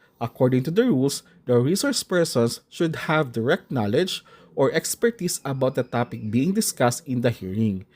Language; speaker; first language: English; non-native, local second language; Filipino